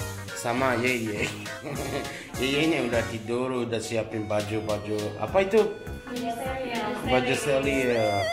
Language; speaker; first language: Indonesian; non-native, learner; Japanese